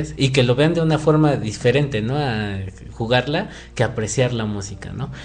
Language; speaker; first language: Spanish; native; Spanish